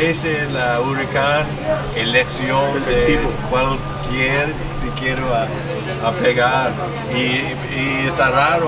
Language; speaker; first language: Spanish; non-native, learner; English